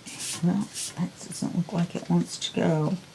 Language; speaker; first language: English; native; English